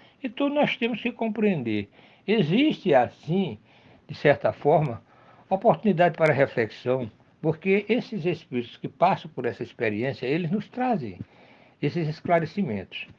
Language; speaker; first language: Portuguese; native; Portuguese